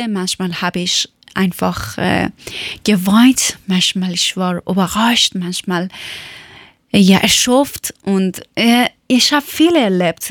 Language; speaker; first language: German; non-native, learner; Persian